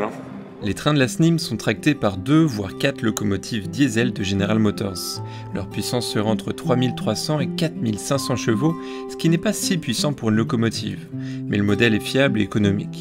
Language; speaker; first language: French; native; French